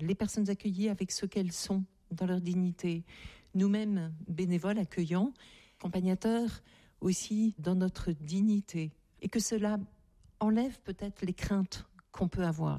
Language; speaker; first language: French; native; French